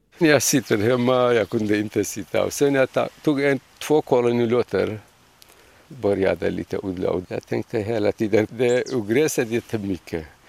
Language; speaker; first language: Swedish; non-native, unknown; Kurdish